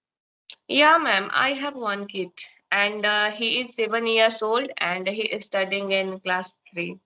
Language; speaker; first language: English; non-native, learner; Hindi